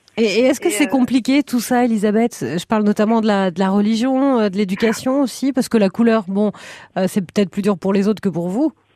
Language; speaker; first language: French; native; French